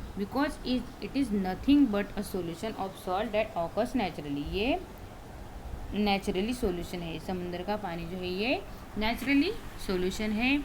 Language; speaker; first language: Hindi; non-native, local second language; Marathi